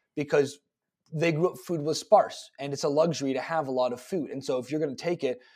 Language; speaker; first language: English; native; English